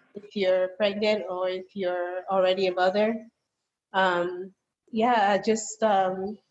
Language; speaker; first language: English; early bilingual, other home language; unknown